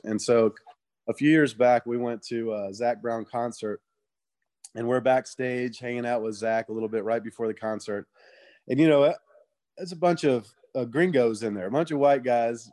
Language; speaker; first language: English; native; English